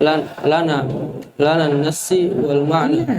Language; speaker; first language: Arabic; non-native, learner; Indonesian